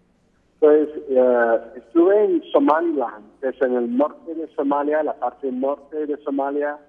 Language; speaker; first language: Spanish; non-native, fluent; French